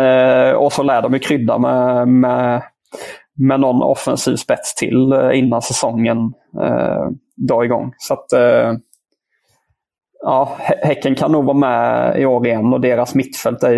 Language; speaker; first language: Swedish; native; Swedish